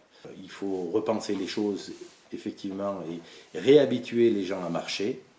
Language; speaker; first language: French; native; French